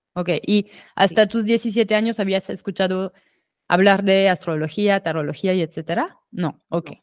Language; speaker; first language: Spanish; non-native, fluent; French